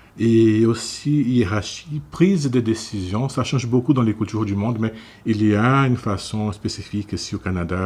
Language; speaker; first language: French; non-native, fluent; Portuguese